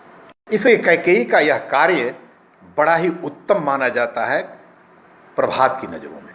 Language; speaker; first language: Hindi; native; Hindi